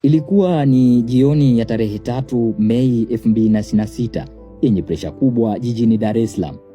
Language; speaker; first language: Swahili; native; Swahili